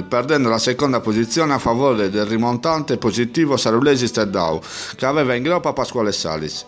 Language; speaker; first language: Italian; native; Italian